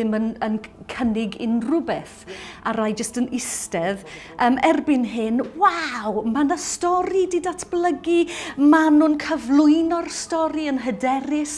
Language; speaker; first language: Welsh; native; Welsh